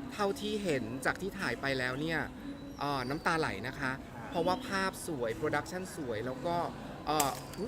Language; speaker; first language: Thai; native; Thai